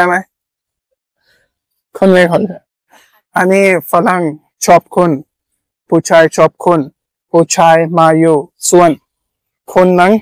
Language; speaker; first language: Thai; non-native, learner; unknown